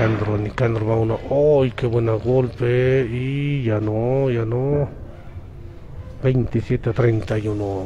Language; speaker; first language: Spanish; native; Spanish